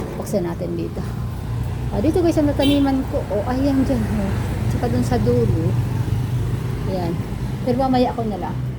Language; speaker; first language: Filipino; non-native, local second language; Bikol